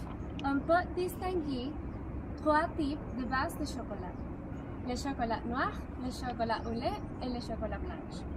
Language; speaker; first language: French; non-native, learner; Spanish